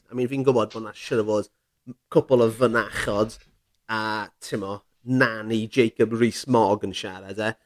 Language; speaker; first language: Welsh; native; Welsh